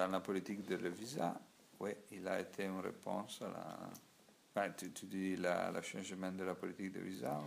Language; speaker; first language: French; non-native, learner; Italian